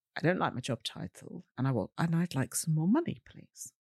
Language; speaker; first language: English; native; English